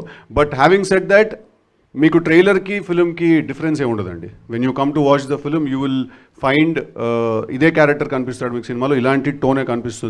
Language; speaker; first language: Telugu; native; Telugu